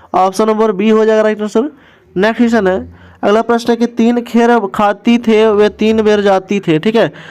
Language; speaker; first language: Hindi; native; Hindi